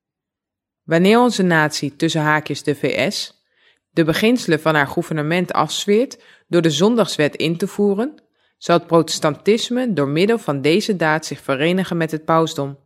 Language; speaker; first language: Dutch; native; Dutch